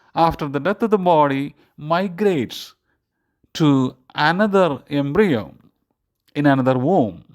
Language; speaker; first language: English; non-native, local second language; Malayalam